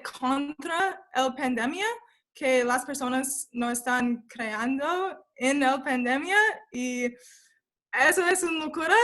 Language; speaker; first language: Spanish; non-native, learner; English